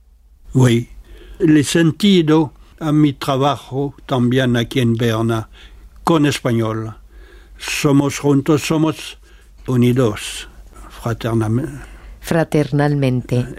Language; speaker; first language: Spanish; non-native, fluent; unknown